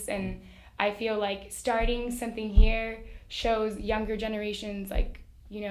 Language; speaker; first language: English; early bilingual, other home language; Spanish